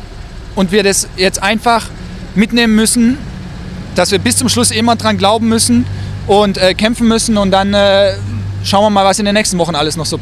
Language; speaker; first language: German; native; German